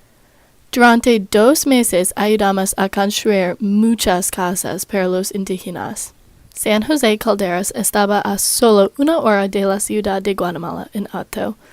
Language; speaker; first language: Spanish; non-native, learner; English